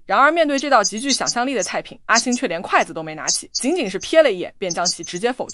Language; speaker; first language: Chinese; native; Chinese